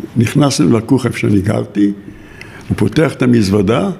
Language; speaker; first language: Hebrew; native; Hebrew